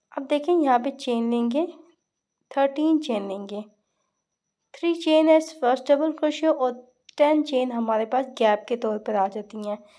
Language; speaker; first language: Urdu; native; Urdu